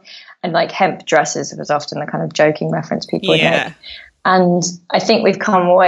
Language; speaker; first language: English; native; English